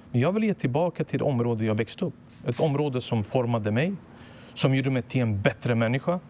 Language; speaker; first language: Swedish; early bilingual, other home language; Serbian